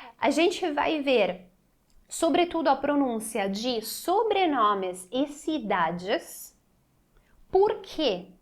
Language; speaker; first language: Portuguese; non-native, fluent; Italian